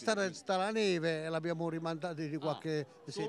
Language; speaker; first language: Italian; native; Italian